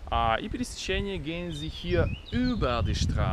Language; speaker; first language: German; non-native, fluent; Russian